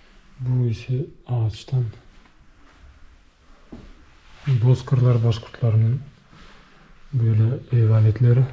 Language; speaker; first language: Turkish; non-native, learner; Bashkir